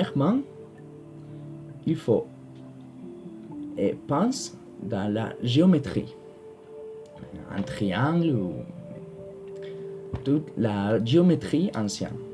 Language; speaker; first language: French; non-native, learner; Spanish